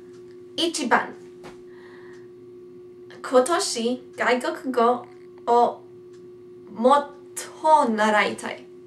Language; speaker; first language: Japanese; non-native, learner; English